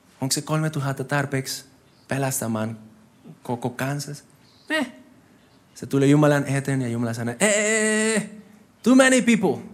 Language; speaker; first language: Finnish; non-native, fluent; Spanish